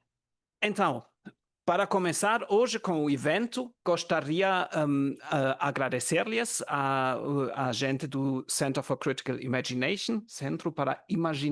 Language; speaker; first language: Portuguese; non-native, learner; German